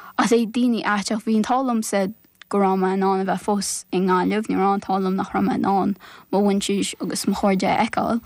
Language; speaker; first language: Irish; native; Irish